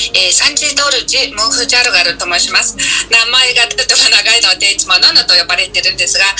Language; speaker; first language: Japanese; non-native, fluent; Mongolian